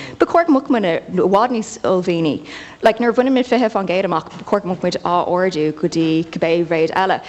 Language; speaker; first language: Irish; native; Irish